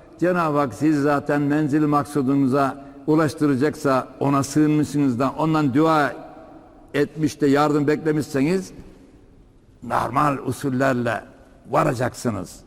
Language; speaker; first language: Turkish; native; Turkish